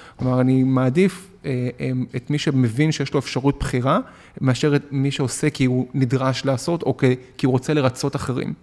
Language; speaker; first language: Hebrew; native; Hebrew